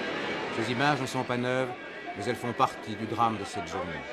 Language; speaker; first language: French; native; French